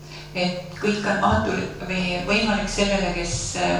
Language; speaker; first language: Finnish; non-native, learner; Estonian